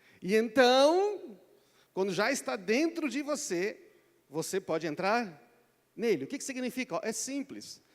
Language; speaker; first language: Portuguese; native; Portuguese